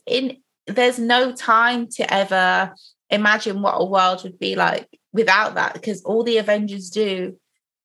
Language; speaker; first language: English; native; English